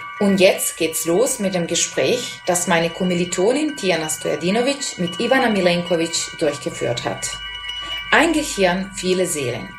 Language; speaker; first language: German; non-native, fluent; Serbian